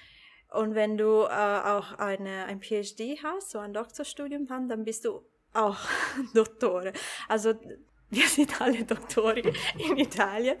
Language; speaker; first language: German; non-native, local second language; Italian